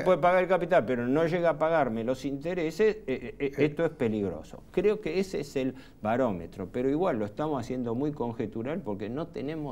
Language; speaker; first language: Spanish; native; Spanish